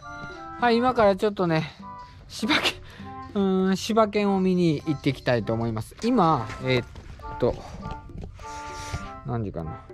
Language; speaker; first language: Japanese; native; Japanese